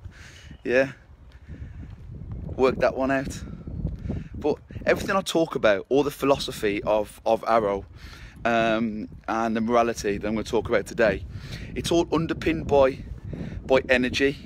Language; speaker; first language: English; native; English